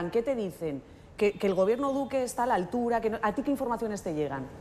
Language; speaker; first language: Spanish; native; Spanish